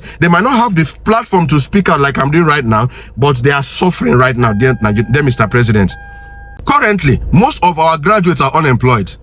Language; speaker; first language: English; non-native, local second language; Igbo